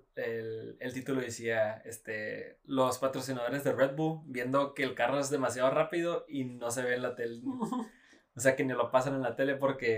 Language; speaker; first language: Spanish; native; Spanish